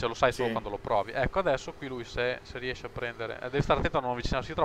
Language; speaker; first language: Italian; native; Italian